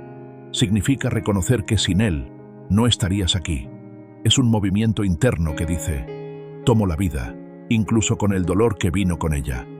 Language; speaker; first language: Spanish; native; Spanish